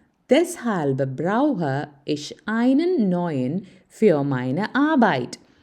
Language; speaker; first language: German; non-native, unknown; Malayalam